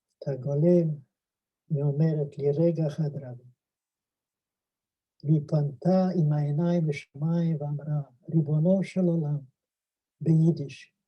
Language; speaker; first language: Hebrew; non-native, fluent; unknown